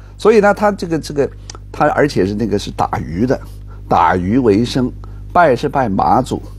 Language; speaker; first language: Chinese; non-native, local second language; Cantonese